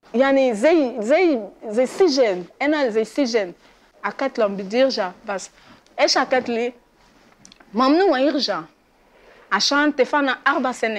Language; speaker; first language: Arabic; non-native, learner; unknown